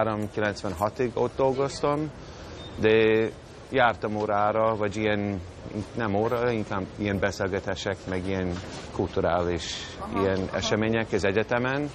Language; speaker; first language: Hungarian; non-native, fluent; English